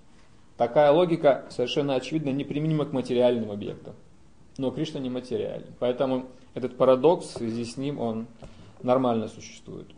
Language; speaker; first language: Russian; native; Russian